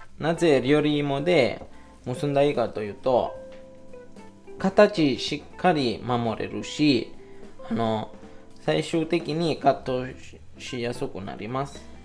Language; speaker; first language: Japanese; non-native, fluent; Italian